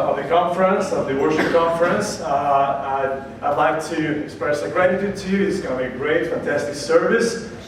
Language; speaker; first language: English; non-native, fluent; Hungarian